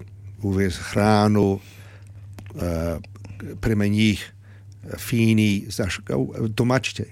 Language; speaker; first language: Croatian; early bilingual, heritage; Serbian